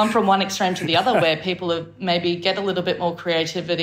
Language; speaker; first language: English; native; English